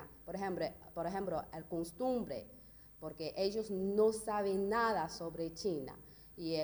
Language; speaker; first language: Spanish; non-native, learner; Chinese